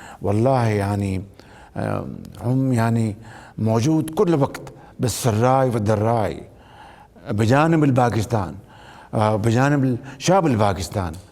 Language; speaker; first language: Arabic; non-native, learner; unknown